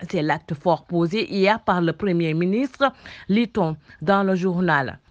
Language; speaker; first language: French; non-native, local second language; Wolof